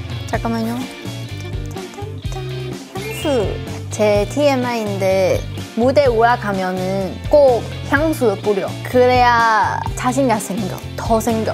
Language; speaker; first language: Korean; non-native, learner; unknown